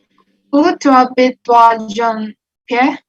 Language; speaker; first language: French; non-native, learner; Indonesian